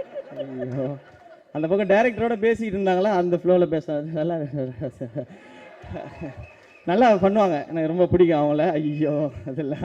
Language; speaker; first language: Tamil; native; Tamil